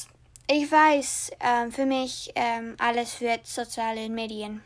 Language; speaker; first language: German; non-native, learner; English